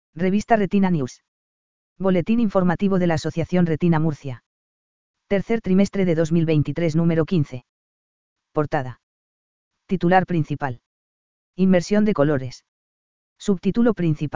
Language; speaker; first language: Spanish; native; Spanish